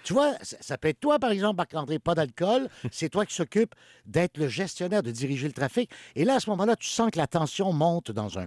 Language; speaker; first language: French; native; French